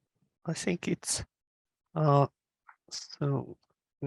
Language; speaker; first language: English; non-native, learner; Japanese